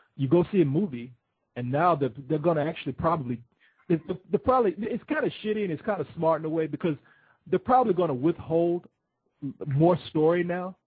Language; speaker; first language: English; native; English